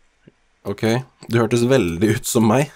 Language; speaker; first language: Norwegian; native; Norwegian